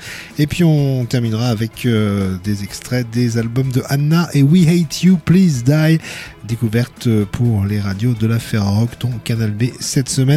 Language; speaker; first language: French; native; French